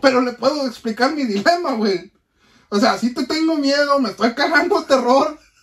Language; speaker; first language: Spanish; early bilingual, other home language; English